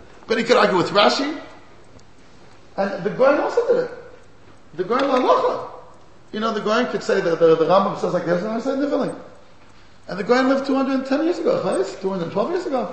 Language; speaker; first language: English; native; English